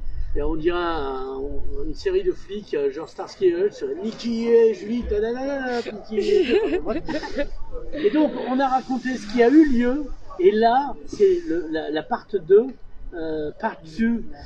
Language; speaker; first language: French; native; French